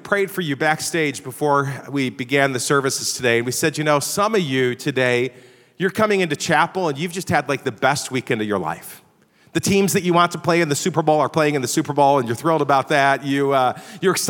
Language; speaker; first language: English; native; English